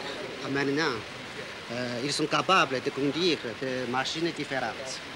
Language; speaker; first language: French; non-native, fluent; Chinese